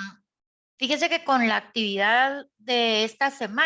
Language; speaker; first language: Spanish; native; Spanish